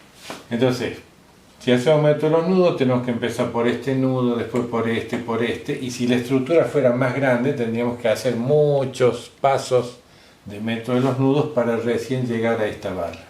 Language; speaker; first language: Spanish; native; Spanish